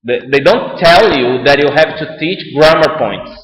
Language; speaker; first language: English; non-native, fluent; Portuguese